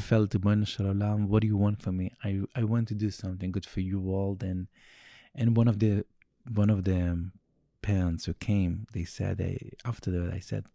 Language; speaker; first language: English; non-native, learner; Yiddish